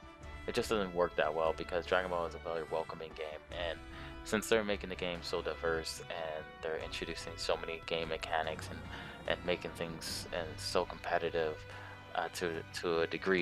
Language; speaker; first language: English; native; English